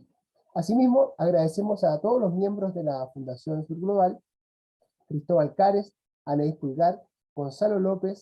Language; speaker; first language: Spanish; native; Spanish